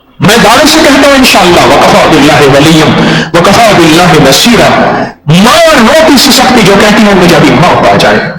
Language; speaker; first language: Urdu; non-native, local second language; Saraiki